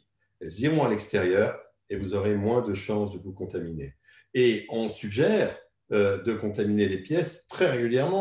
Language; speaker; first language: French; native; French